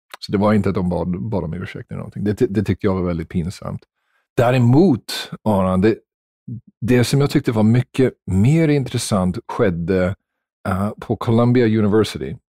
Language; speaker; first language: Swedish; non-native, fluent; English